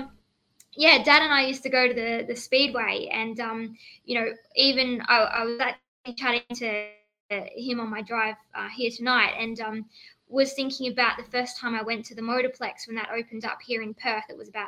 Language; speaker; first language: English; native; English